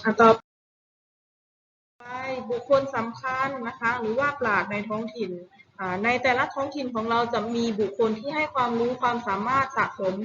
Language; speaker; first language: Thai; native; Thai